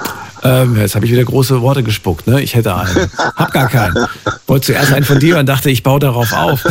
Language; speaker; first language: German; native; German